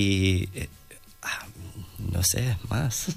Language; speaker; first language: Spanish; non-native, fluent; English